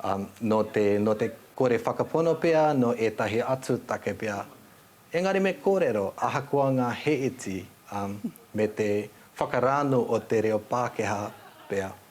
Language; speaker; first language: Māori; non-native, fluent; Nepali